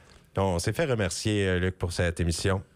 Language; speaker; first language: French; native; French